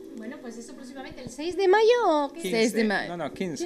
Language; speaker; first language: Spanish; native; Spanish